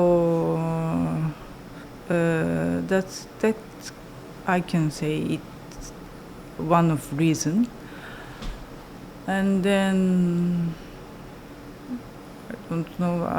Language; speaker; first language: English; non-native, learner; Japanese